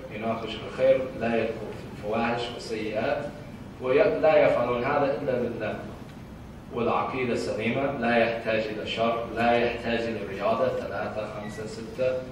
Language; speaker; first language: Arabic; non-native, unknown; English